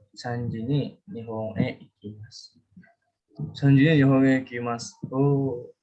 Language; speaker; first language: Japanese; non-native, fluent; Indonesian